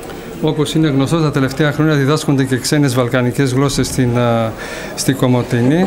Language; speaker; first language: Greek; non-native, fluent; Romanian